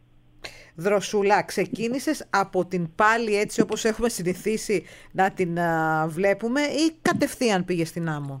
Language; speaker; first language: Greek; native; Greek